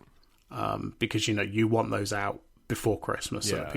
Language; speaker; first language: English; native; English